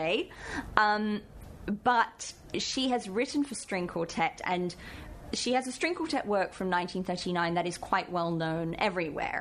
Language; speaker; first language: English; native; English